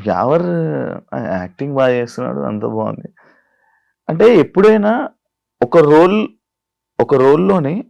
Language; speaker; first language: Telugu; native; Telugu